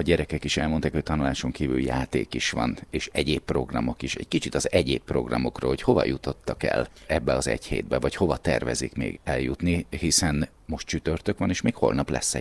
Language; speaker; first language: Hungarian; native; Hungarian